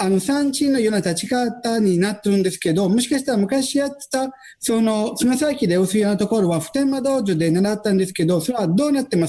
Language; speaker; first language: Japanese; non-native, fluent; Italian